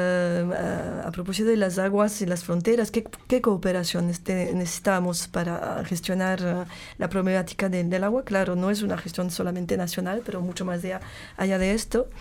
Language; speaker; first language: Spanish; non-native, fluent; French